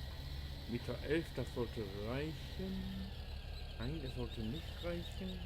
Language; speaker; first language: German; native; German